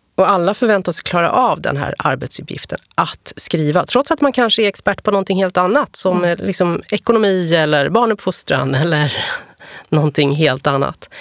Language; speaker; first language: Swedish; native; Swedish